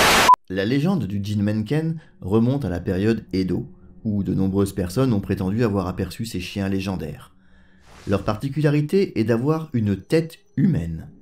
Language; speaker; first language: French; native; French